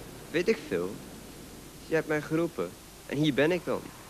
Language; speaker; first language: Dutch; early bilingual, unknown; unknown